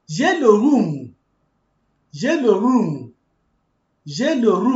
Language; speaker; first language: French; non-native, fluent; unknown